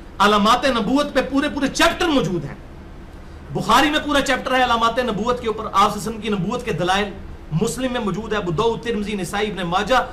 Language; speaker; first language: Urdu; non-native, local second language; Punjabi